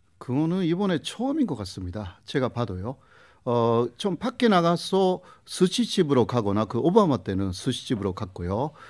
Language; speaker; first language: Korean; non-native, fluent; Japanese